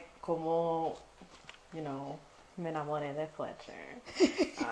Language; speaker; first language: Spanish; early bilingual, heritage; Spanish